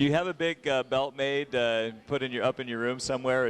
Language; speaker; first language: English; native; English